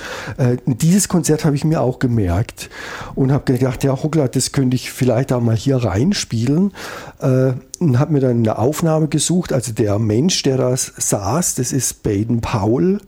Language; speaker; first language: German; native; German